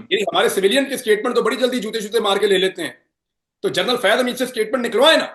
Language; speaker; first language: Urdu; non-native, local second language; Punjabi